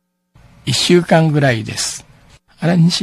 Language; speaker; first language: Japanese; non-native, fluent; Min Nan Chinese